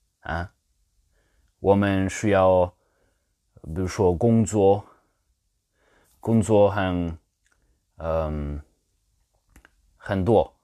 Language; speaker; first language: Chinese; non-native, learner; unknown